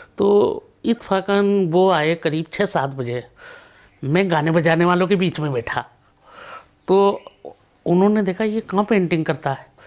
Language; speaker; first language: Hindi; native; Hindi